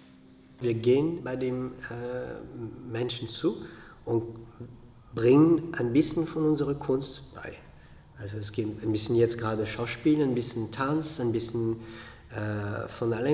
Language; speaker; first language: German; non-native, fluent; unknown